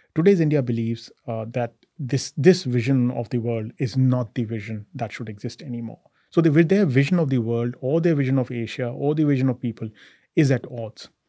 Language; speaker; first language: English; non-native, local second language; Hindi